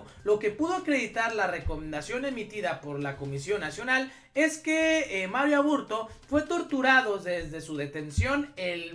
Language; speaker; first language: Spanish; native; Spanish